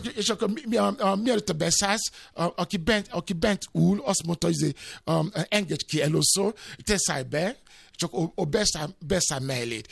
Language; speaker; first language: Hungarian; non-native, learner; Yoruba